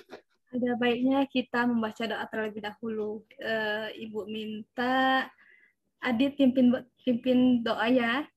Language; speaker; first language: Indonesian; native; Indonesian